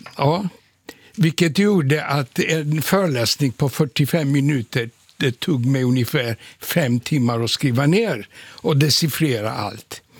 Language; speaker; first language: Swedish; non-native, fluent; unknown